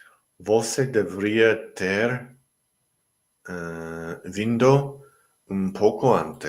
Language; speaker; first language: Portuguese; non-native, learner; English